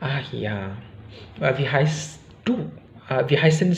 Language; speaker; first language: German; non-native, fluent; Indonesian